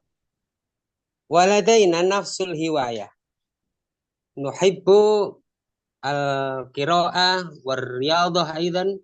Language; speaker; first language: Arabic; non-native, learner; Indonesian